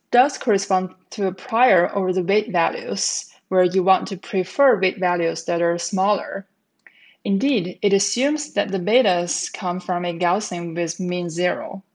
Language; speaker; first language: English; native; English